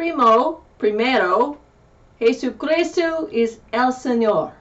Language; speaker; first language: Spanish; non-native, learner; English